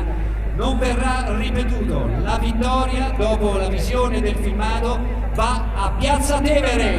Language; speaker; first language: Italian; native; Italian